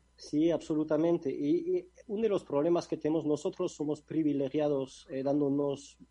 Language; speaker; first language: Spanish; non-native, fluent; French